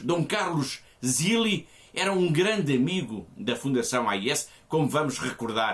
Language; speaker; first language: Portuguese; native; Portuguese